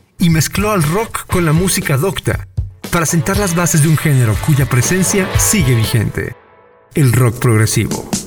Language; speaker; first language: Spanish; native; Spanish